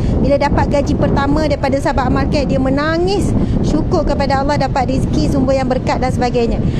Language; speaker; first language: Malay; native; Malay